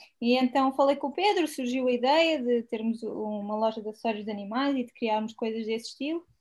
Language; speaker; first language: Portuguese; native; Portuguese